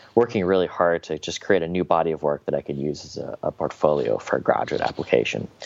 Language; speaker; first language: English; native; English